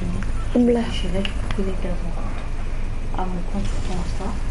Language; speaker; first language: French; native; French